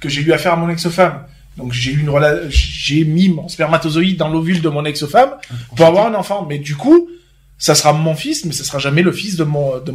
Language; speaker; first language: French; native; French